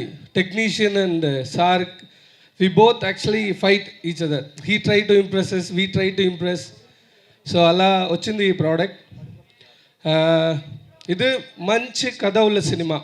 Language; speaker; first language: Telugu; non-native, learner; Tamil